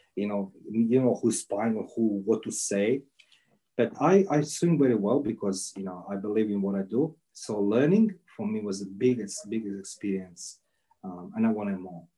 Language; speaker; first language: English; non-native, learner; Croatian